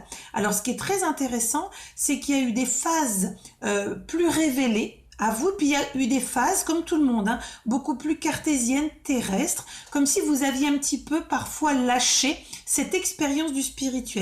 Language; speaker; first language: French; native; French